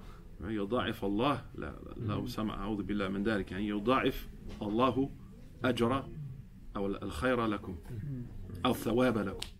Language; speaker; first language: Arabic; non-native, fluent; English